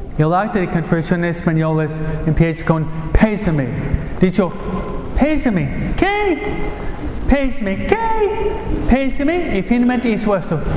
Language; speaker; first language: Spanish; non-native, fluent; English